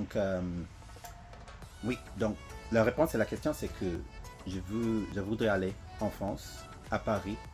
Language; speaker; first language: French; non-native, learner; English